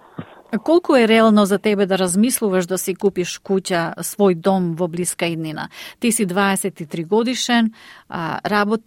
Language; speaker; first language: Macedonian; native; Macedonian